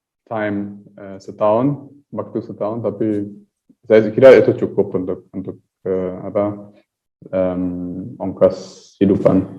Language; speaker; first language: Indonesian; early bilingual, heritage; German